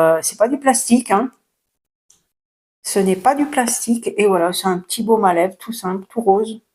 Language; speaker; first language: French; native; French